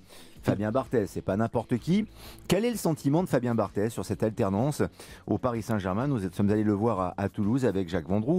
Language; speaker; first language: French; native; French